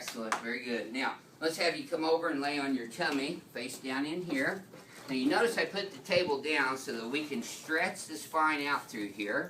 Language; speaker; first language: English; native; English